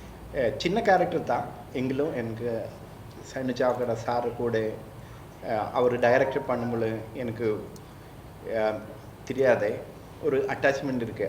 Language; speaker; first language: Tamil; non-native, learner; Malayalam